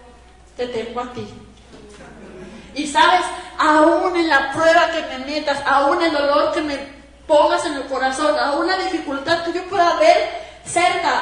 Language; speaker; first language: Spanish; native; Spanish